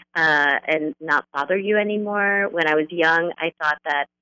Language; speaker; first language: English; native; English